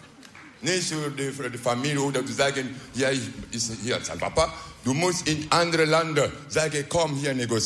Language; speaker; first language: Dutch; non-native, learner; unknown